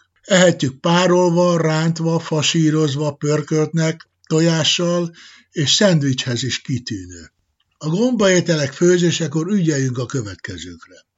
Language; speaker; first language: Hungarian; native; Hungarian